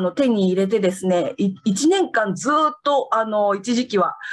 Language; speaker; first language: Japanese; native; Japanese